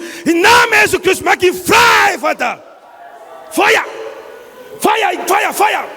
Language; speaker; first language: German; non-native, learner; French